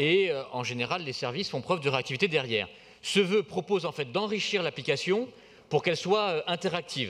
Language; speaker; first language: French; native; French